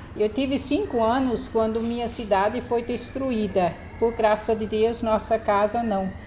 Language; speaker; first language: Portuguese; non-native, fluent; German